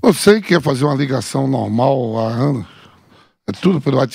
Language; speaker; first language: Portuguese; native; Portuguese